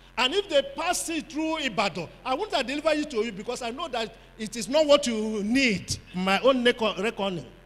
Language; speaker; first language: English; non-native, local second language; Igbo